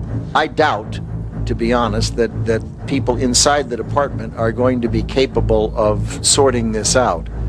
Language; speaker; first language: English; native; English